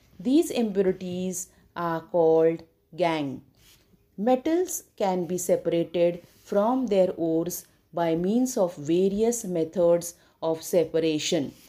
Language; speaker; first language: English; non-native, local second language; Marathi